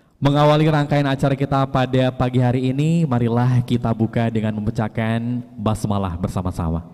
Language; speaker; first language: Indonesian; native; Indonesian